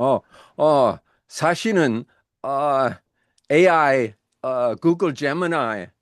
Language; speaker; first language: Korean; non-native, learner; English